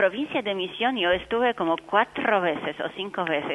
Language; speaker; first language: Spanish; non-native, fluent; Polish